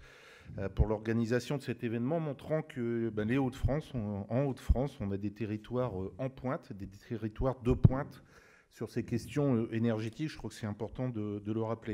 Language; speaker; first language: French; native; French